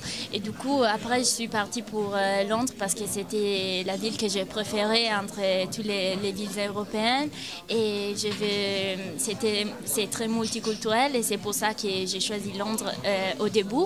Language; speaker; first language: French; non-native, fluent; Italian